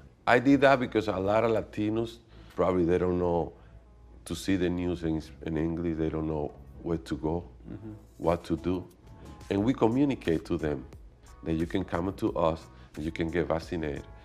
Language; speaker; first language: English; non-native, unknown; Spanish